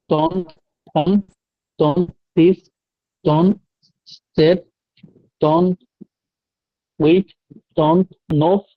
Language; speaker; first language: French; non-native, learner; Bangla